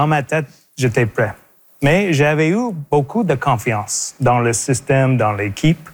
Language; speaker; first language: French; non-native, local second language; English